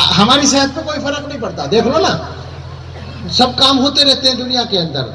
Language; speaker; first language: Urdu; native; Urdu